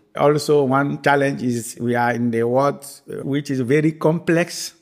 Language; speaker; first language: English; non-native, fluent; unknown